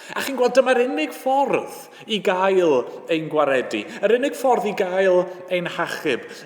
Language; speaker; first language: Welsh; native; Welsh